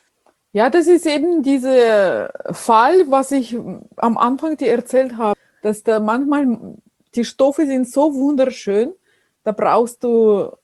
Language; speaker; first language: German; non-native, fluent; Russian